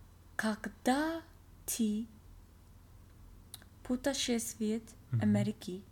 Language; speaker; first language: Russian; non-native, learner; English